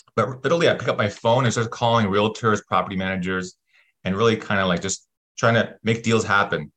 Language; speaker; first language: English; native; English